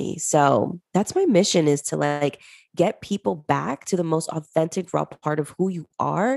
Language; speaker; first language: English; native; English